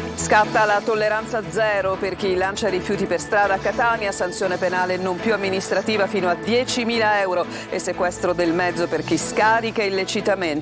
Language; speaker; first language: Italian; native; Italian